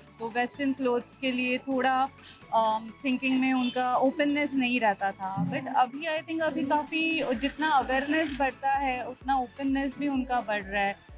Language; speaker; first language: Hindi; non-native, local second language; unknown